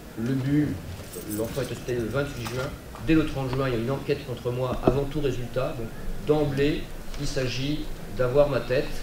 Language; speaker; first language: French; native; French